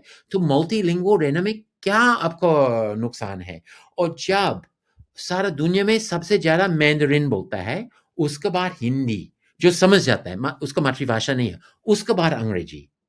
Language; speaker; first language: Hindi; non-native, fluent; English